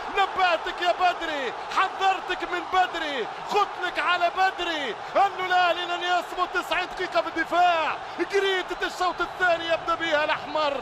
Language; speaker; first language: Arabic; native; Arabic